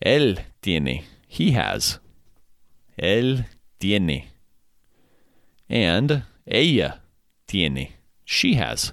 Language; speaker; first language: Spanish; non-native, fluent; English